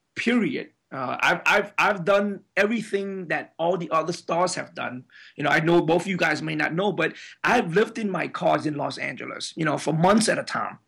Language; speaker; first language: English; early bilingual, other home language; Spanish